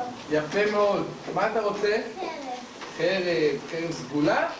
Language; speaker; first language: Hebrew; native; Hebrew